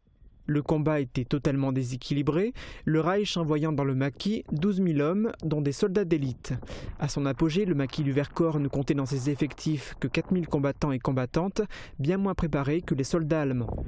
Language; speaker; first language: French; native; French